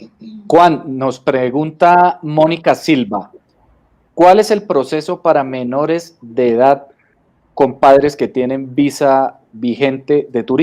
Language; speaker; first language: Spanish; native; Spanish